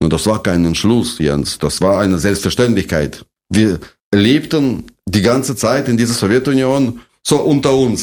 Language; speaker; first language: German; non-native, fluent; Russian